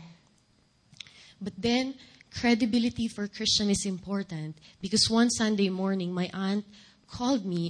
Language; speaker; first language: English; non-native, local second language; Filipino